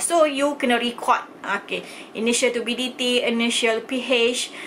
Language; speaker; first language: English; non-native, local second language; Malay